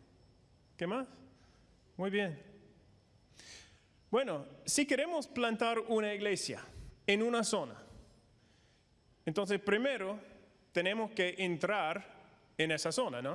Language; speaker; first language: Spanish; non-native, fluent; English